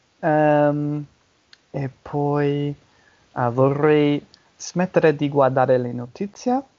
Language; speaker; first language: Italian; non-native, learner; English